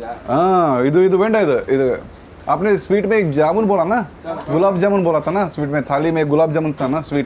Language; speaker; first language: Hindi; non-native, local second language; Kannada